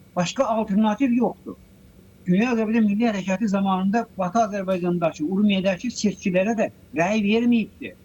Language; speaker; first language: Azerbaijani; native; Azerbaijani